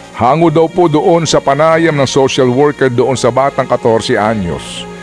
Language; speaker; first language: Filipino; non-native, local second language; Waray